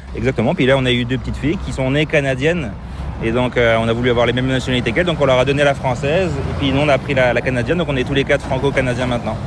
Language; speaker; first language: French; native; French